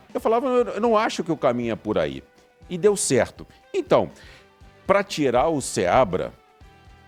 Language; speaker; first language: Portuguese; native; Portuguese